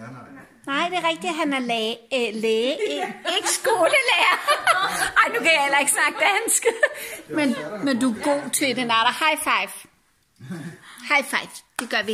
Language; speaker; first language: Danish; native; Danish